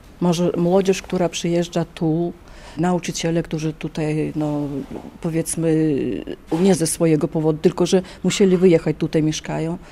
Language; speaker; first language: Polish; early bilingual, heritage; Polish